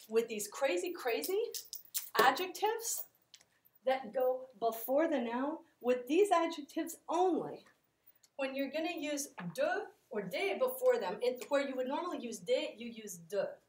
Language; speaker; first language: English; native; English